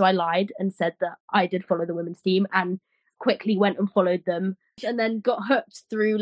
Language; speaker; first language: English; native; English